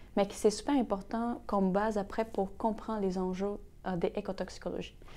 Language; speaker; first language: French; non-native, fluent; Portuguese